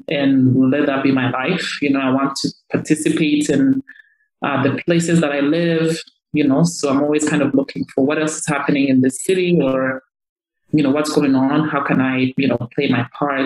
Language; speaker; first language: English; non-native, local second language; Kinyarwanda